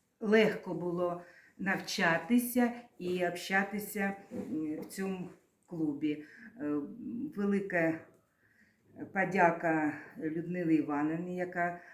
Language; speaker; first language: Ukrainian; non-native, local second language; Russian